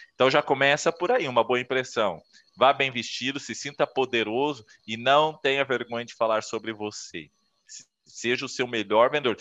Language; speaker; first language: Portuguese; native; Portuguese